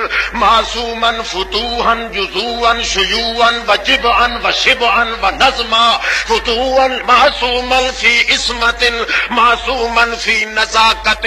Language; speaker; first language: Arabic; non-native, fluent; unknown